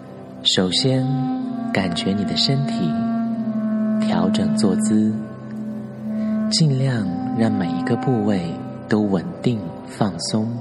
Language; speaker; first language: Chinese; native; Chinese